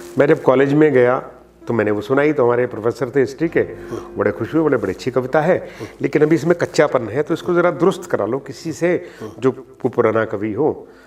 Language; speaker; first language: Hindi; non-native, local second language; Punjabi